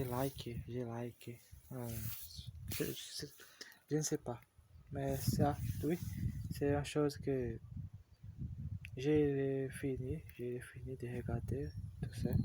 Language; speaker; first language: French; non-native, learner; Portuguese